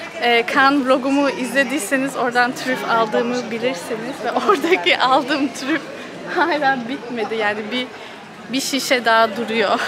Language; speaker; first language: Turkish; early bilingual, heritage; Turkish